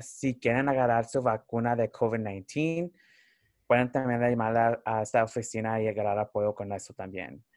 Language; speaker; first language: Spanish; early bilingual, heritage; Spanish